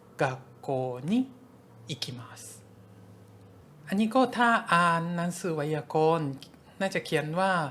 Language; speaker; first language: Thai; non-native, fluent; Japanese